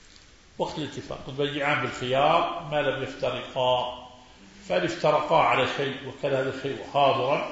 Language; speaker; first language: Arabic; native; Arabic